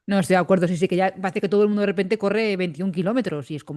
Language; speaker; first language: Spanish; native; Spanish